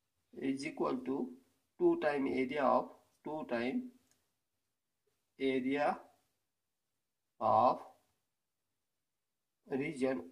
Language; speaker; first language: English; non-native, local second language; Gujarati